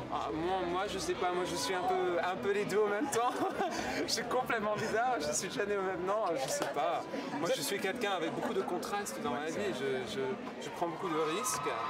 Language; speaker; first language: French; non-native, fluent; English